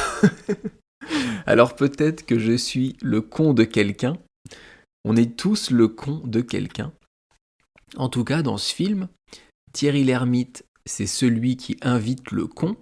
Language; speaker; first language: French; native; French